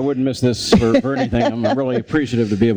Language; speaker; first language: English; native; English